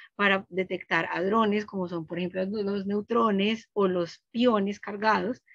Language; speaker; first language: Spanish; native; Spanish